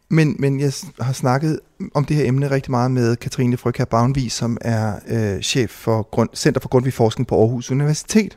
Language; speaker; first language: Danish; native; Danish